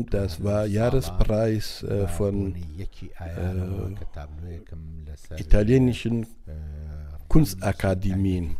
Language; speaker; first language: German; non-native, fluent; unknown